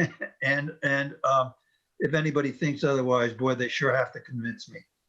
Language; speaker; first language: English; native; English